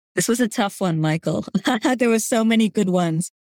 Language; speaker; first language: English; non-native, fluent; Gujarati